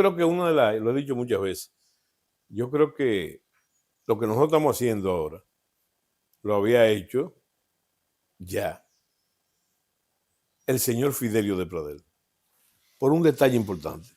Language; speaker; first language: Spanish; native; Spanish